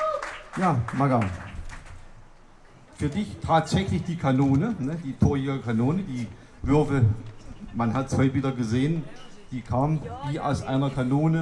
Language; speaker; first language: German; native; German